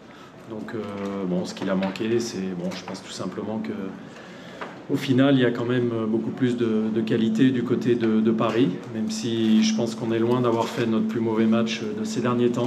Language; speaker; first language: French; native; French